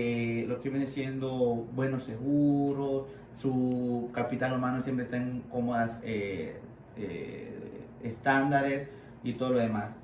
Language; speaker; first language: Spanish; native; Spanish